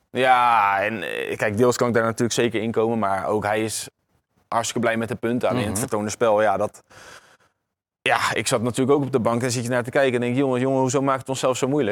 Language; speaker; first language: Dutch; native; Dutch